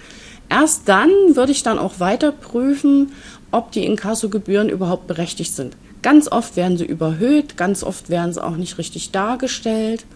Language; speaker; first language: German; native; German